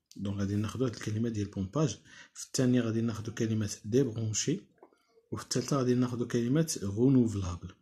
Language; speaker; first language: French; non-native, local second language; Arabic